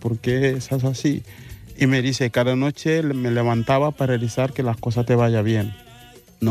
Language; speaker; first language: Spanish; non-native, fluent; Mandingo